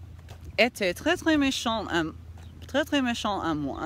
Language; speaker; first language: French; non-native, learner; English